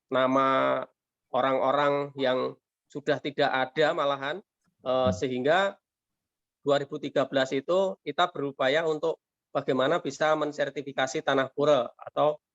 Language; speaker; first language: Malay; non-native, local second language; Javanese